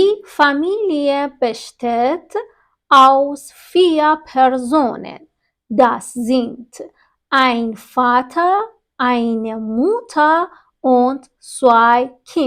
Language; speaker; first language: German; non-native, fluent; Persian